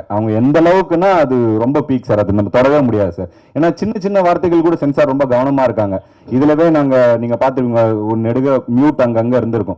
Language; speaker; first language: Tamil; native; Tamil